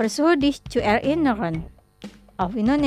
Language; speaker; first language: German; non-native, fluent; Indonesian